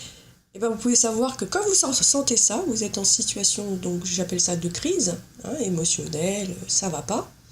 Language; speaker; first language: French; native; French